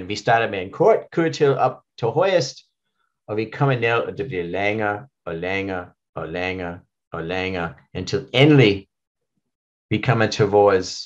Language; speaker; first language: Danish; non-native, learner; English